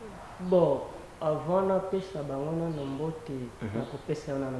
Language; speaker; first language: French; non-native, local second language; Lingala